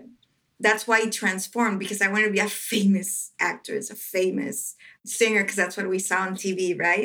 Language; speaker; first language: English; non-native, fluent; Spanish